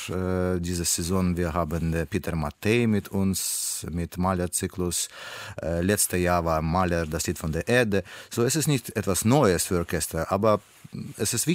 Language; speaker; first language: German; non-native, learner; Russian